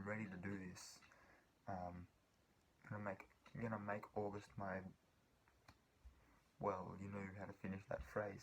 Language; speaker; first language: English; native; English